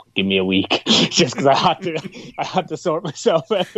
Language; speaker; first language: English; native; English